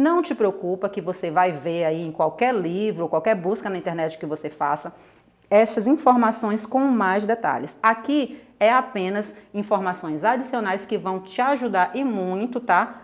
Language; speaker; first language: Portuguese; native; Portuguese